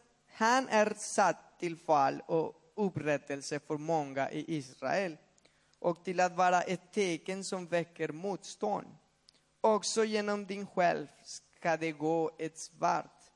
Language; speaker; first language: Swedish; non-native, fluent; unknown